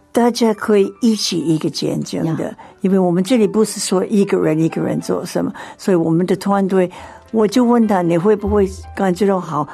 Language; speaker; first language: Chinese; non-native, fluent; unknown